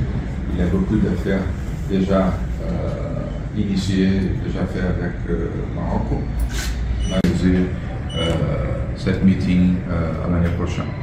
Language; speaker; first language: French; non-native, learner; Portuguese